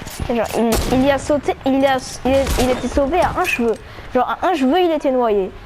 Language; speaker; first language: French; native; French